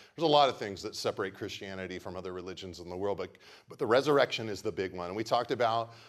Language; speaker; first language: English; native; English